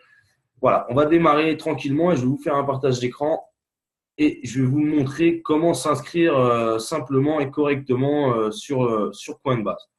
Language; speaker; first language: French; native; French